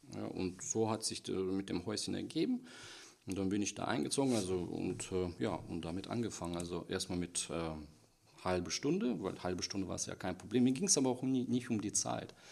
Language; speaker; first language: German; non-native, fluent; Russian